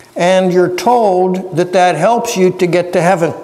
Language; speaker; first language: English; native; English